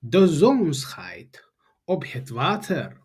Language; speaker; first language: Dutch; non-native, learner; Tigrinya